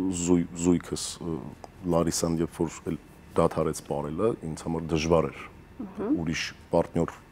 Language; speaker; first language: Armenian; early bilingual, heritage; Armenian